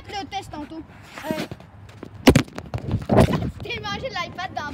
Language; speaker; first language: French; native; French